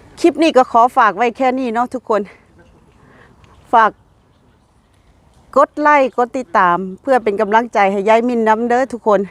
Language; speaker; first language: Thai; non-native, local second language; Lao